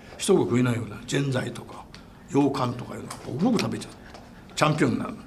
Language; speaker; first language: Japanese; native; Japanese